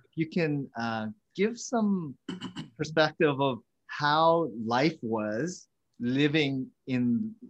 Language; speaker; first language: English; early bilingual, other home language; Vietnamese